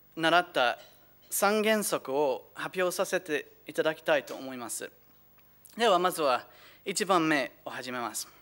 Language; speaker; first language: Japanese; non-native, fluent; English